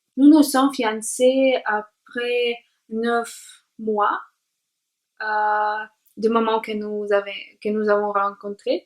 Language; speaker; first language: French; non-native, learner; Russian